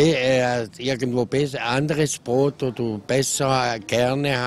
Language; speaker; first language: German; non-native, learner; Italian